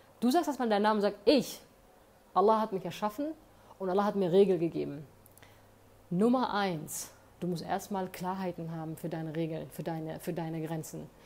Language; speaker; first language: German; early bilingual, other home language; Somali